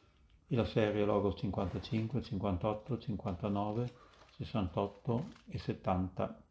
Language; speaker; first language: Italian; native; Italian